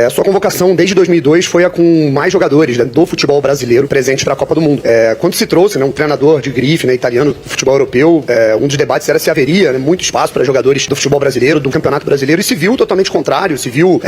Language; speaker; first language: Portuguese; native; Portuguese